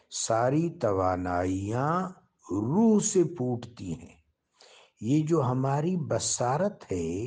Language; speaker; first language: Urdu; non-native, local second language; Pashto